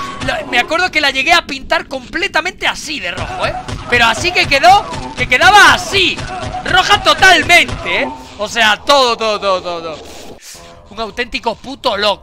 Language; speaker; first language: Spanish; native; Spanish